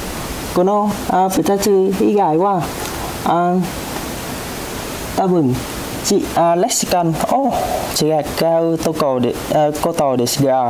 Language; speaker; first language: Japanese; non-native, learner; Vietnamese